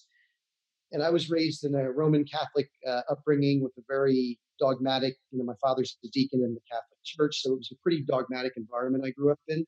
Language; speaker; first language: English; native; English